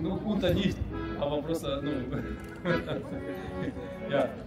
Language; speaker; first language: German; non-native, fluent; Russian